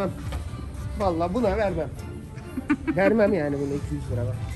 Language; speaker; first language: Turkish; native; Turkish